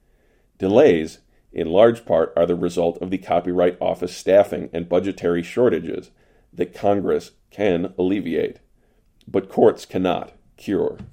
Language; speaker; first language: English; native; English